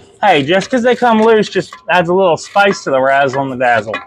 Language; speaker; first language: English; native; English